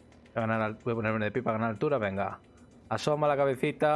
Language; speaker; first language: Spanish; native; Spanish